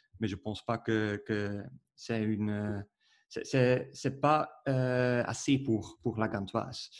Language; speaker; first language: French; non-native, learner; Dutch